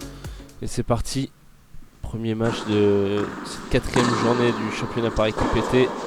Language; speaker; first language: French; native; French